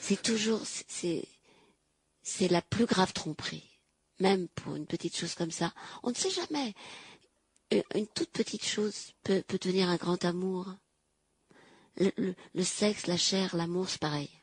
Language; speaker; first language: French; native; French